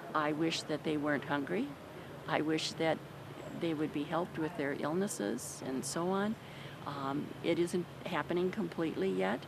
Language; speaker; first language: English; native; English